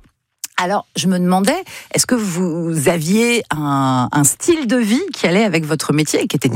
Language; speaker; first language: French; native; French